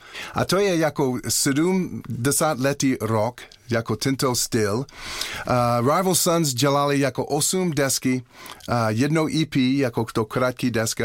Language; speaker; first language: Czech; non-native, learner; English